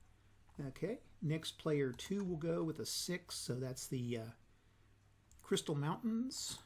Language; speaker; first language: English; native; English